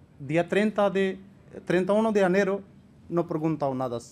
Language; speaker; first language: Spanish; non-native, learner; Punjabi